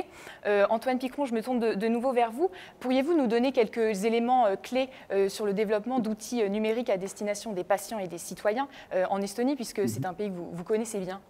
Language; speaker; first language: French; native; French